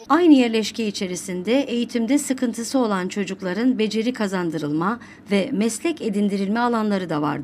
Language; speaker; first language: Turkish; native; Turkish